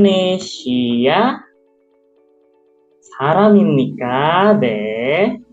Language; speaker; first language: Korean; non-native, learner; Indonesian